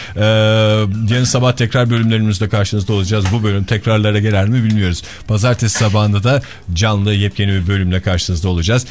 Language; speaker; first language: Turkish; native; Turkish